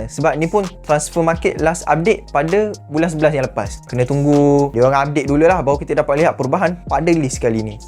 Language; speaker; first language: Malay; native; Malay